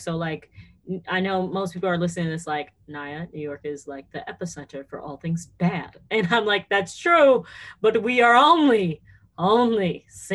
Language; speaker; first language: English; native; English